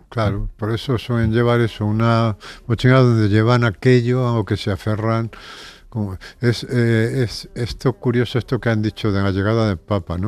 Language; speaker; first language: Spanish; native; Spanish